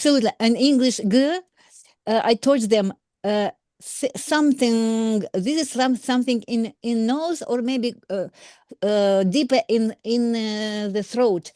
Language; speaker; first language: English; non-native, learner; Russian